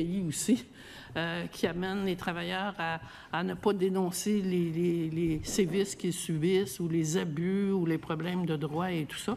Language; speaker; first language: French; native; French